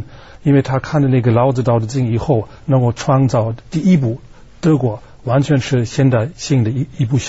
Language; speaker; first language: Chinese; non-native, fluent; German